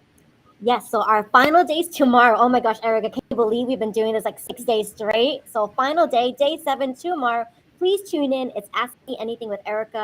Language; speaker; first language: English; native; English